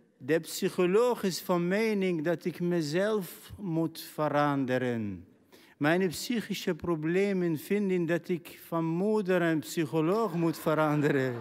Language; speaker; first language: Dutch; non-native, fluent; Arabic